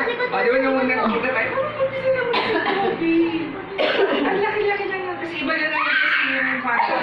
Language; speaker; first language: Filipino; native; Filipino